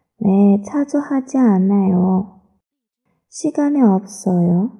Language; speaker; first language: Korean; non-native, learner; Chinese